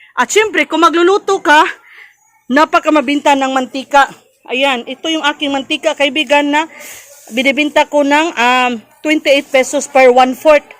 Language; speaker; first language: Filipino; non-native, local second language; Cebuano